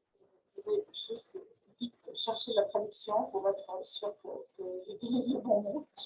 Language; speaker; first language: French; non-native, fluent; Spanish